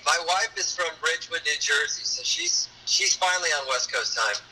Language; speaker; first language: English; early bilingual, other home language; Spanish